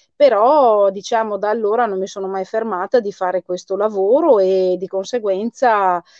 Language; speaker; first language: Italian; native; Italian